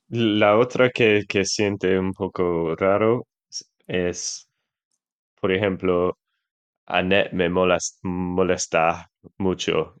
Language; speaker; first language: Spanish; non-native, learner; English